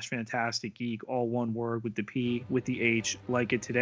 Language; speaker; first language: English; native; English